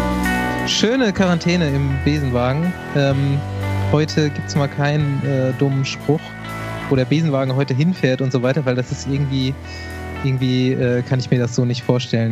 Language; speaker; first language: German; native; German